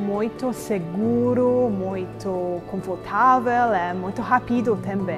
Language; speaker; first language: Portuguese; non-native, fluent; English